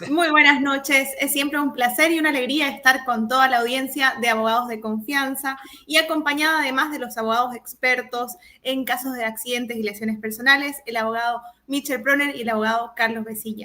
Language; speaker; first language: Spanish; native; Spanish